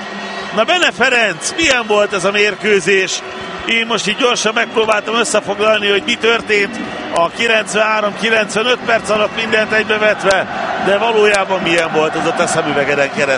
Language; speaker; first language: Hungarian; native; Hungarian